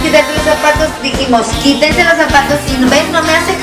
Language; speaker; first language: Spanish; native; Spanish